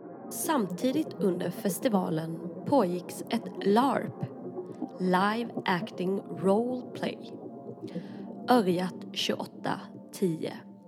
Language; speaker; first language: Swedish; native; Swedish